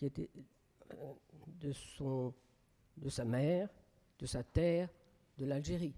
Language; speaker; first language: French; native; French